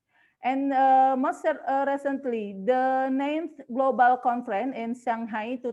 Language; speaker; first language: English; non-native, learner; Indonesian